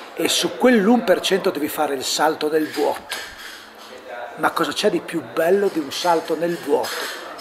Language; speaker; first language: Italian; non-native, local second language; Friulian